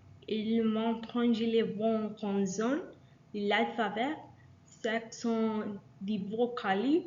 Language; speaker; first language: French; non-native, learner; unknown